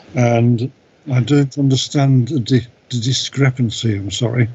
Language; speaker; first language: English; native; English